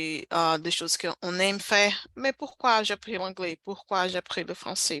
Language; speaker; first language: French; non-native, fluent; Portuguese